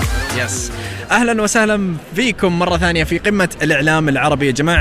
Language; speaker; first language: Arabic; native; Arabic